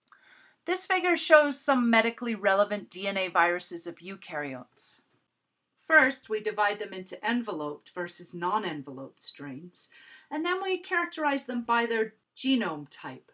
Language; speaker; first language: English; native; English